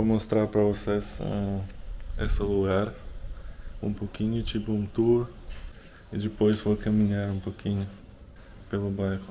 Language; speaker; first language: Portuguese; non-native, learner; Russian